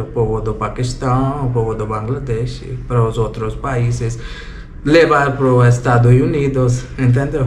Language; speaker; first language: Portuguese; non-native, learner; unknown